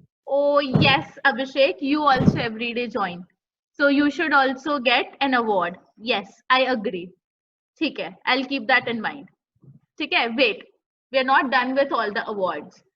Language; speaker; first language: English; non-native, fluent; Hindi